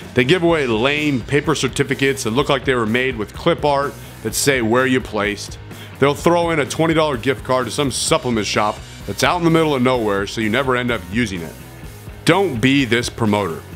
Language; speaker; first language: English; native; English